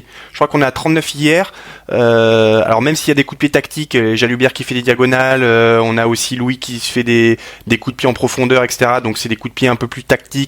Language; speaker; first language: French; native; French